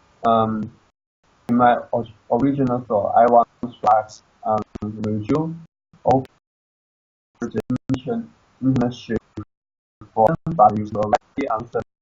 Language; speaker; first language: English; non-native, learner; Chinese